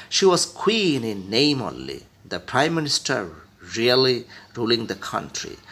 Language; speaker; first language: English; non-native, local second language; Bangla